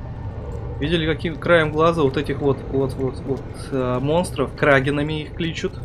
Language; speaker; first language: Russian; native; Russian